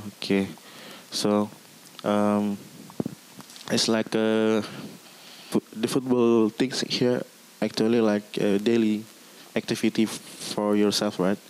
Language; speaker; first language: English; non-native, learner; Indonesian